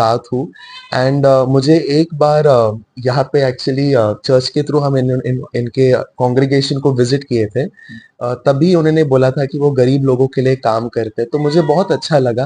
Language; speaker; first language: Hindi; native; Hindi